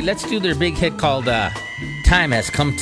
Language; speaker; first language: English; native; English